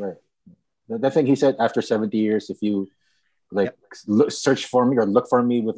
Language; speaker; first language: English; non-native, local second language; Cebuano